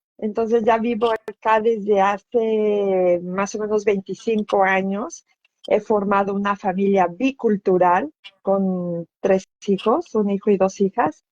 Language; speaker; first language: Spanish; native; Spanish